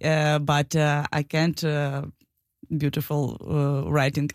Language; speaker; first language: English; non-native, learner; Ukrainian